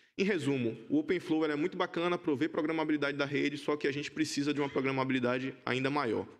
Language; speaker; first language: Portuguese; native; Portuguese